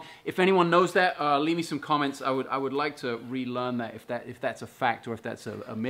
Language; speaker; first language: English; native; English